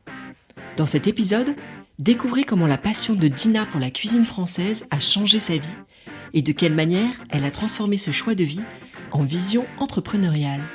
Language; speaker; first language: French; native; French